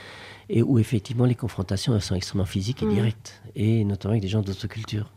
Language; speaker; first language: French; native; French